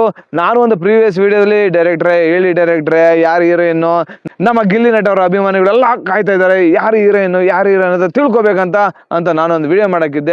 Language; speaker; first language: Kannada; native; Kannada